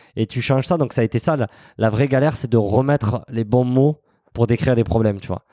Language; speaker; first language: French; native; French